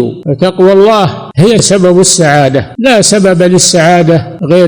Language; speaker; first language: Arabic; native; Arabic